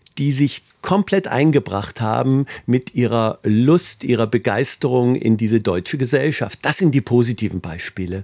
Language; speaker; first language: German; native; German